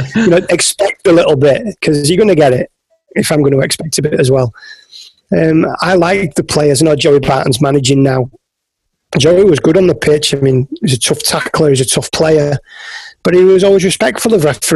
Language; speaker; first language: English; native; English